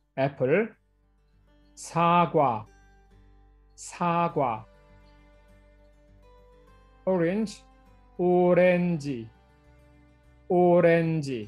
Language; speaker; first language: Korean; non-native, fluent; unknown